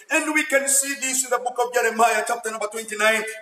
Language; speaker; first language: English; non-native, local second language; Swahili